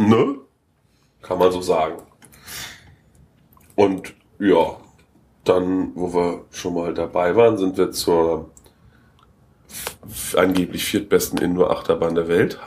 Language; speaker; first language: German; native; German